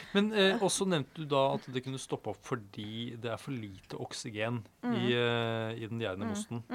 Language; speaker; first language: Norwegian; native; Norwegian